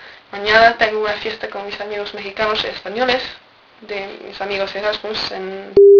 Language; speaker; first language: Spanish; non-native, fluent; English